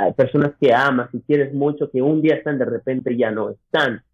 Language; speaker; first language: Spanish; early bilingual, other home language; English